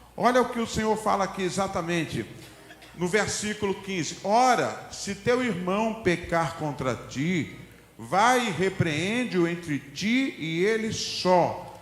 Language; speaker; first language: Portuguese; native; Portuguese